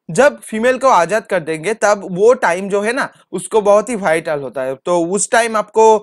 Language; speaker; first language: Hindi; non-native, local second language; Bangla